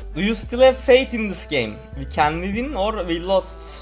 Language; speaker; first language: English; non-native, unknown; Turkish